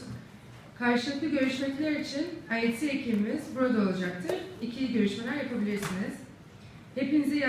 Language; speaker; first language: Turkish; native; Turkish